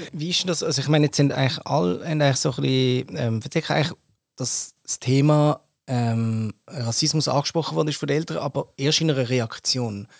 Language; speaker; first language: German; native; German